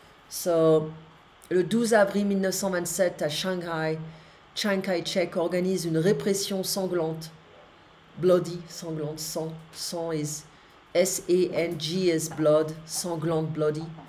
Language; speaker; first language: French; native; French